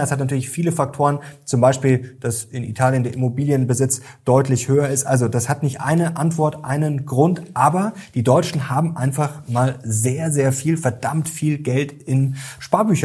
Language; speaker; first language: German; native; German